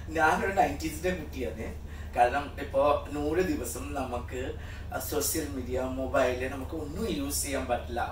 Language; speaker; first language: Malayalam; non-native, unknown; Assamese